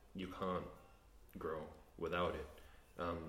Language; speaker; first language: English; native; English